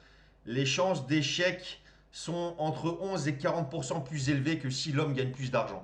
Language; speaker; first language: French; native; French